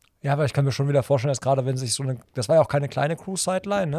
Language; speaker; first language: German; native; German